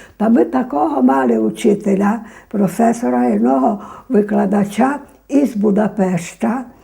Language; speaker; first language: Ukrainian; native; Ukrainian